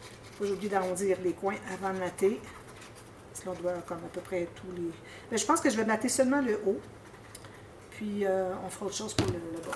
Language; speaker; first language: French; native; French